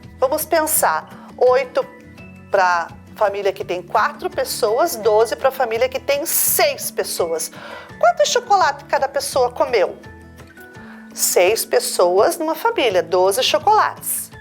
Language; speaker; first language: Portuguese; native; Portuguese